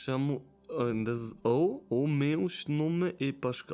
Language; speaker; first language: Portuguese; non-native, learner; German